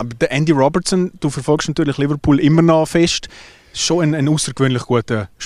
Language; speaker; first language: German; native; German